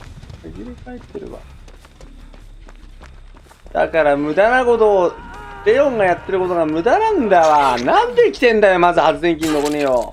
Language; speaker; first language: Japanese; native; Japanese